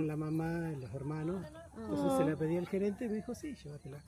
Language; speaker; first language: Spanish; native; Spanish